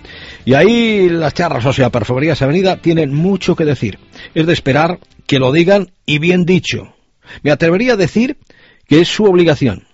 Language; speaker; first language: Spanish; native; Spanish